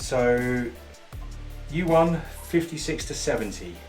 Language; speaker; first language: English; native; English